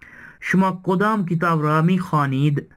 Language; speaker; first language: Persian; non-native, fluent; Urdu